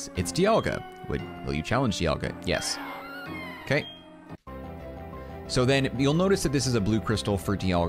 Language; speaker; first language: English; native; English